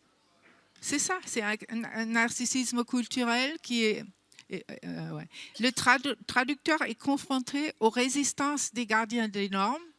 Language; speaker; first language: French; non-native, fluent; German